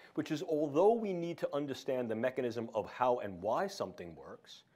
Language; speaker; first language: English; native; English